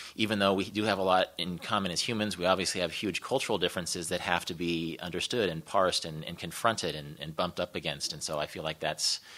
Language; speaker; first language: English; native; English